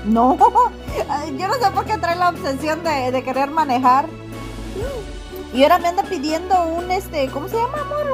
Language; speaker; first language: Spanish; native; Spanish